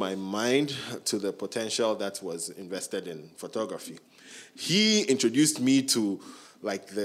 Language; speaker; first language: English; non-native, local second language; Akan